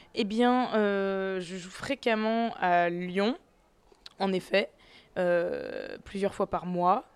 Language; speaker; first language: French; native; French